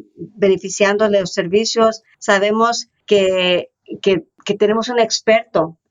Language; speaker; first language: Spanish; early bilingual, heritage; Spanish